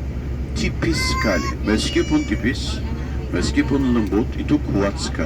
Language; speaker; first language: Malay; non-native, fluent; Turkish